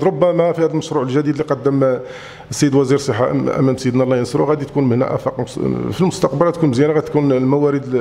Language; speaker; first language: Arabic; native; Arabic